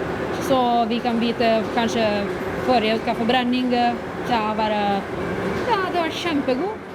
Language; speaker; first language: Norwegian; non-native, fluent; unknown